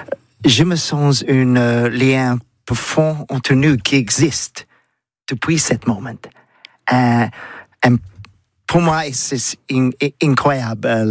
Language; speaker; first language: French; non-native, learner; English